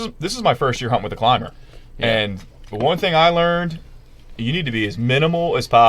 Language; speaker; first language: English; native; English